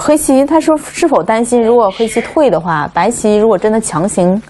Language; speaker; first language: Chinese; native; Chinese